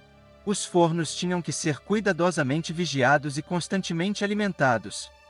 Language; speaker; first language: Portuguese; native; Portuguese